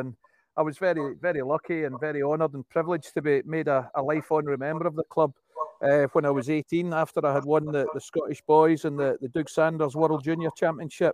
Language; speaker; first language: English; native; English